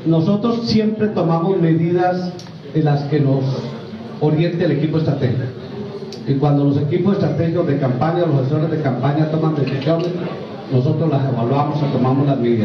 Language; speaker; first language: Spanish; native; Spanish